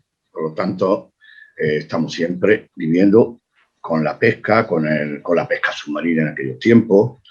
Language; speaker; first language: Spanish; native; Spanish